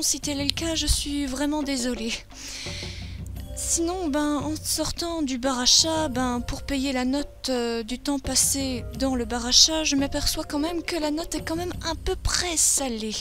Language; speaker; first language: French; native; French